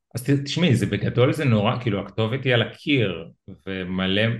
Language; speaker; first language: Hebrew; early bilingual, other home language; Russian